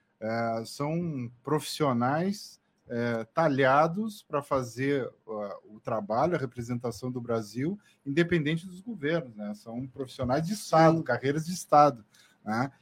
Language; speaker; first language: Portuguese; native; Portuguese